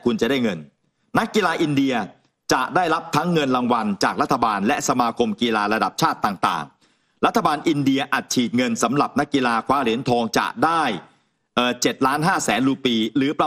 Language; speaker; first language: Thai; native; Thai